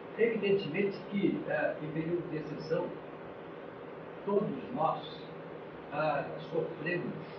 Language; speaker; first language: Portuguese; native; Portuguese